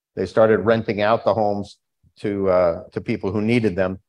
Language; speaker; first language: English; native; English